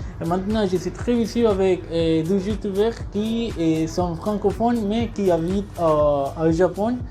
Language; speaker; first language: French; non-native, learner; Spanish